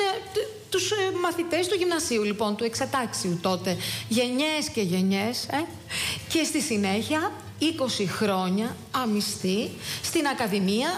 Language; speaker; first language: Greek; native; Greek